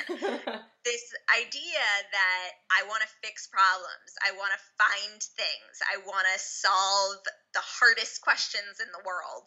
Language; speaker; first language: English; native; English